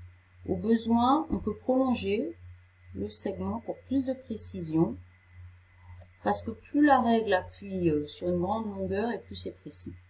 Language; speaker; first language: French; native; French